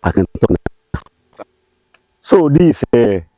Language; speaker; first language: English; non-native, local second language; Yoruba